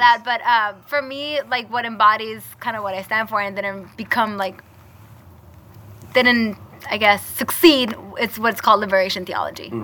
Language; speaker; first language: English; non-native, fluent; Spanish